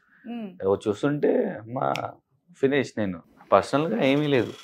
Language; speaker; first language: Telugu; non-native, local second language; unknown